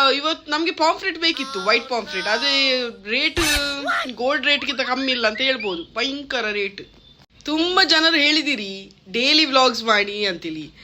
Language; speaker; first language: Kannada; non-native, local second language; Tulu